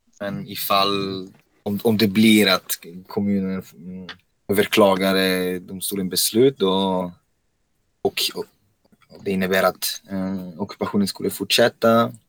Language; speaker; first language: Swedish; non-native, fluent; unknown